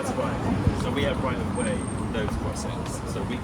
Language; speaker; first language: English; native; English